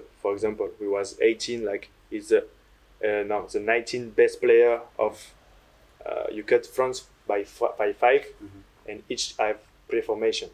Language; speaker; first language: English; non-native, learner; French